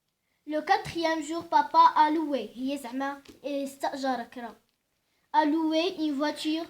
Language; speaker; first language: French; non-native, learner; Arabic